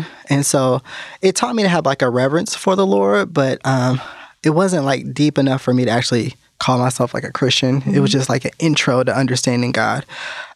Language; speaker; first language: English; native; English